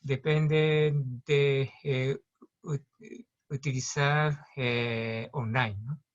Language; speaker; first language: Spanish; non-native, learner; Japanese